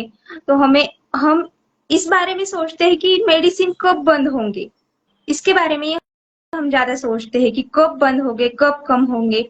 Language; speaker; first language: Hindi; native; Hindi